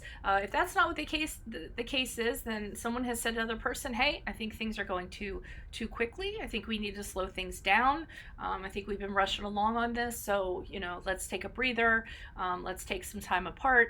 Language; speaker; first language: English; native; English